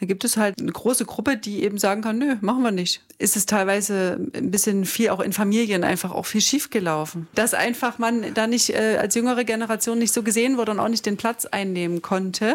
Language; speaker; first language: German; native; German